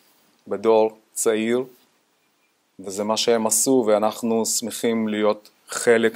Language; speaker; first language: Hebrew; non-native, fluent; Russian